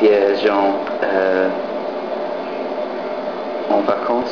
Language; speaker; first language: French; non-native, learner; English